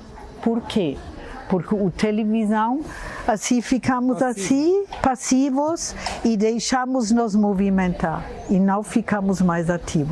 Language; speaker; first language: Portuguese; non-native, fluent; German